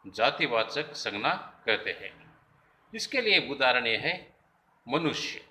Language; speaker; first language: Hindi; non-native, local second language; Kannada